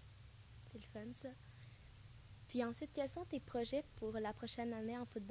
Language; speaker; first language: French; native; French